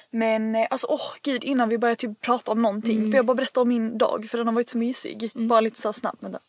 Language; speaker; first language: Swedish; native; Swedish